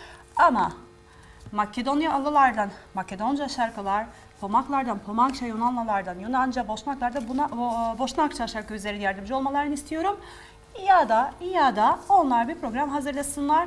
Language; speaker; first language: Turkish; non-native, fluent; Albanian